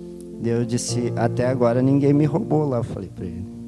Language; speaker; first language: Portuguese; native; Portuguese